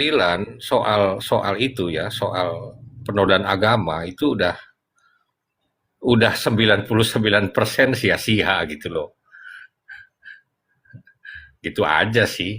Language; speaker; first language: Indonesian; native; Indonesian